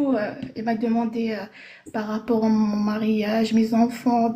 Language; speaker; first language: French; non-native, learner; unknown